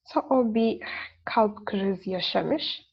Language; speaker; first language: Turkish; non-native, learner; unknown